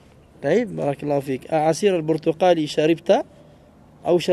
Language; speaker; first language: Arabic; non-native, fluent; French